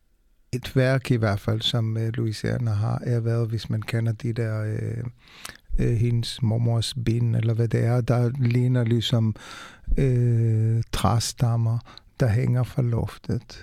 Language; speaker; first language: Danish; non-native, fluent; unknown